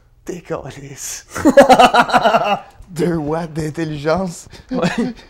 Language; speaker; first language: French; native; French